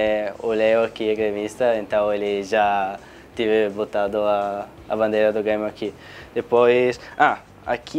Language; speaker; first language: Portuguese; non-native, fluent; Italian